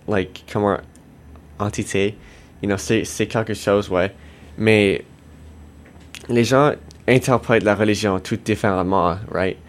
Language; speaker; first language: French; non-native, local second language; English